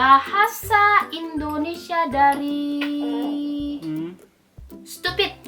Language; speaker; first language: Indonesian; non-native, local second language; Minangkabau